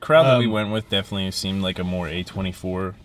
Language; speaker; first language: English; native; English